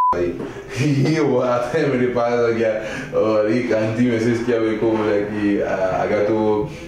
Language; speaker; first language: Hindi; non-native, fluent; Igbo